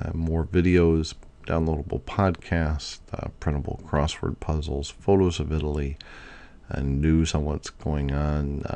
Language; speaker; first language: English; native; English